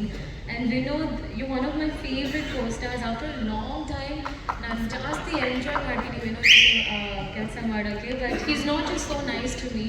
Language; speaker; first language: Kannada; non-native, learner; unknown